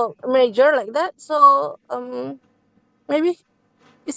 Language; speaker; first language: English; non-native, learner; Chinese